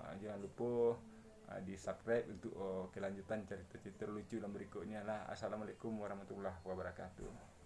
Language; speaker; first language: Malay; non-native, local second language; Minangkabau